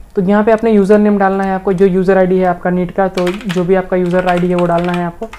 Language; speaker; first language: Hindi; native; Hindi